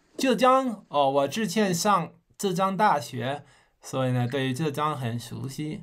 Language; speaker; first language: Chinese; non-native, fluent; English